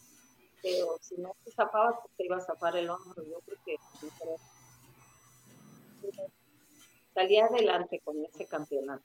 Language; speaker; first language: Spanish; native; Spanish